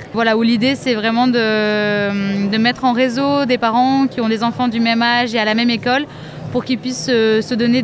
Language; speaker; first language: French; native; French